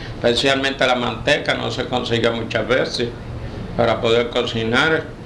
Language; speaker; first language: Spanish; native; Spanish